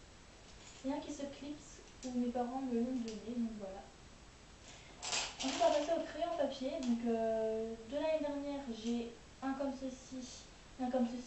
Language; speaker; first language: French; native; French